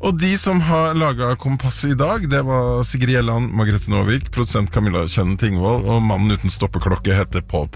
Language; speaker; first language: Norwegian; native; Norwegian